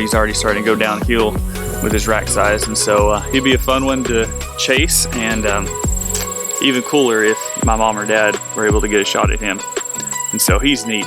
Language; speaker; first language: English; native; English